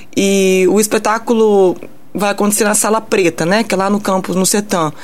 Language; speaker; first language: Portuguese; early bilingual, heritage; Portuguese